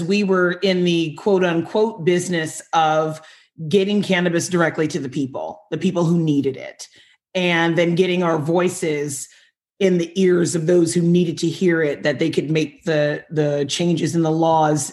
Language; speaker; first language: English; native; English